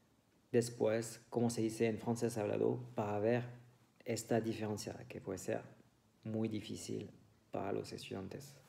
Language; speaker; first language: Spanish; non-native, fluent; French